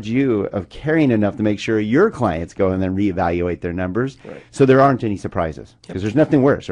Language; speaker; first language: English; native; English